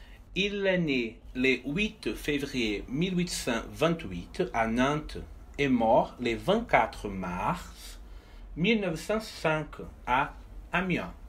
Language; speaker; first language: French; non-native, fluent; Portuguese